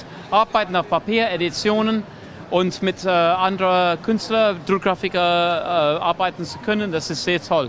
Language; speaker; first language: German; non-native, fluent; English